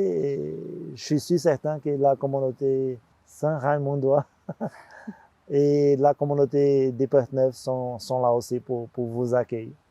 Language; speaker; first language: French; non-native, fluent; Portuguese